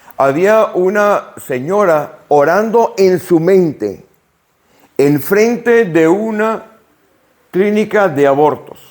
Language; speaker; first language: Spanish; native; Spanish